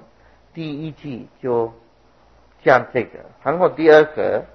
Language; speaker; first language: Chinese; non-native, fluent; Sinhala